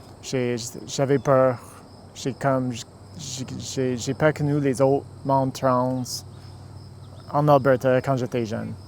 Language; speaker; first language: French; non-native, local second language; English